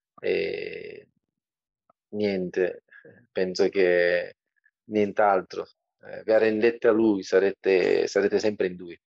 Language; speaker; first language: Italian; non-native, fluent; Portuguese